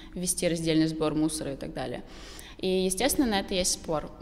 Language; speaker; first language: Russian; native; Russian